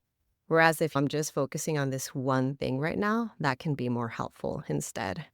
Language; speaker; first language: English; native; English